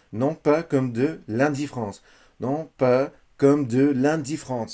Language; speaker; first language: French; non-native, learner; English